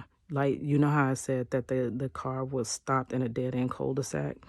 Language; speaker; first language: English; native; English